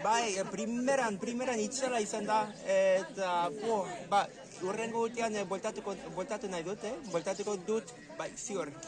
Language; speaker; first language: Basque; non-native, fluent; Korean